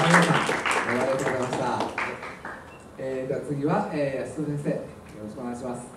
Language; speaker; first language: Japanese; native; Japanese